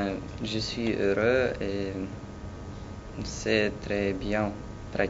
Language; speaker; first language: French; non-native, learner; Russian